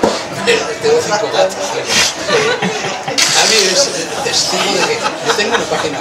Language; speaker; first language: Spanish; native; Spanish